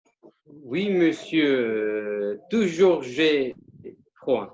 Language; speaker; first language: French; non-native, learner; Kurdish